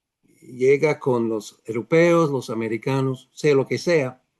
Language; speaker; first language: Spanish; non-native, fluent; Dutch